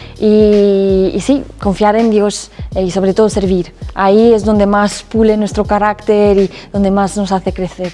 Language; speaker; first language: Spanish; early bilingual, other home language; Romanian